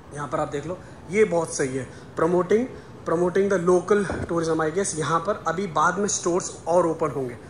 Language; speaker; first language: Hindi; non-native, local second language; Marathi